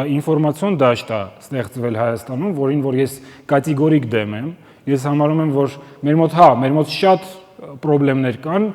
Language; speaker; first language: Armenian; early bilingual, heritage; Armenian